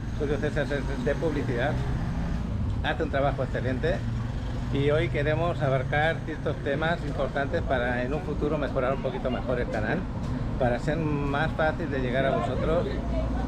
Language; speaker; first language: Spanish; native; Spanish